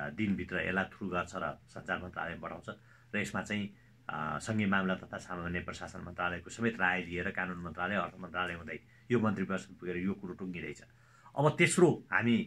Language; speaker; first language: Nepali; native; Nepali